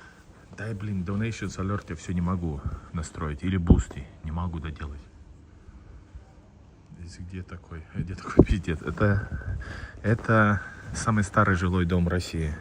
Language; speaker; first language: Russian; early bilingual, heritage; Russian